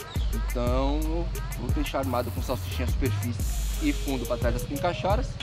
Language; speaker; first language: Portuguese; native; Portuguese